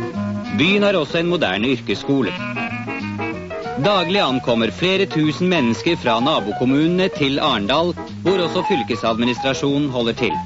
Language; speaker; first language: Norwegian; native; Norwegian